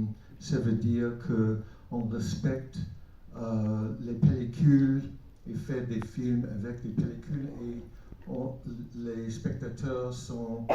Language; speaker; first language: French; non-native, fluent; English